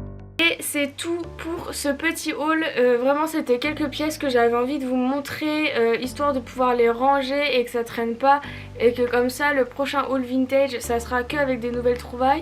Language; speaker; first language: French; native; French